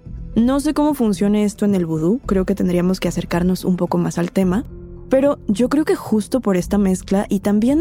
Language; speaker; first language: Spanish; native; Spanish